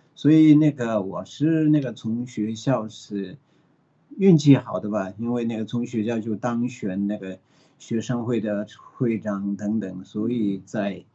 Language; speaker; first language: Chinese; early bilingual, other home language; Tibetan